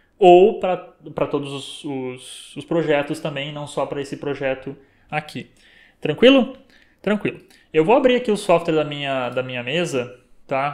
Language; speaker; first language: Portuguese; native; Portuguese